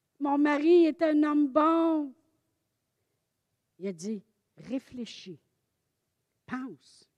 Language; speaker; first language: French; native; French